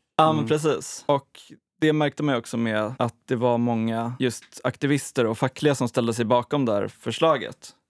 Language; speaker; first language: Swedish; native; Swedish